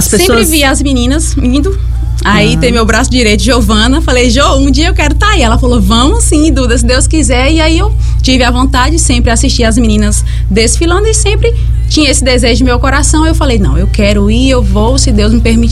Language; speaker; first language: Portuguese; native; Portuguese